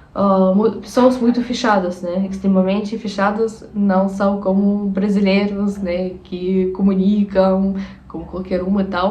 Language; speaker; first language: Portuguese; non-native, fluent; Russian